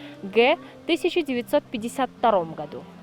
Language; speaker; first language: Russian; native; Russian